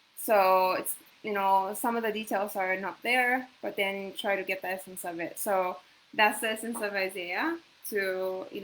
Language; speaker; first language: English; non-native, fluent; Japanese